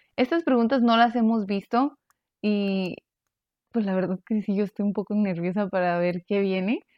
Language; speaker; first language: Spanish; early bilingual, heritage; Spanish